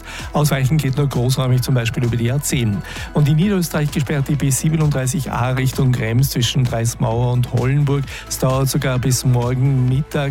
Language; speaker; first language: German; native; German